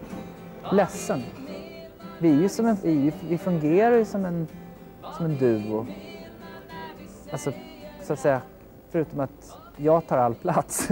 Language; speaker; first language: Swedish; native; Swedish